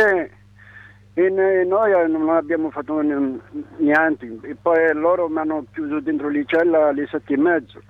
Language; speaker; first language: Italian; non-native, learner; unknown